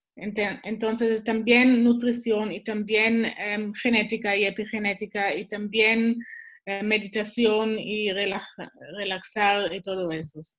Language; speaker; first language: Spanish; non-native, learner; Swiss German